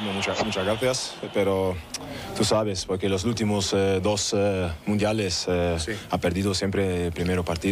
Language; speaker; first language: Spanish; non-native, learner; German